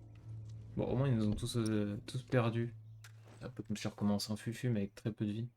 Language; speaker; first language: French; native; French